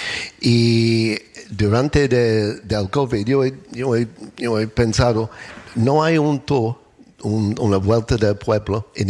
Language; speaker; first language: Spanish; non-native, learner; English